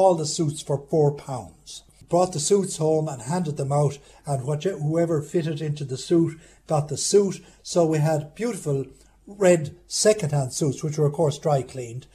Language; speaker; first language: English; native; English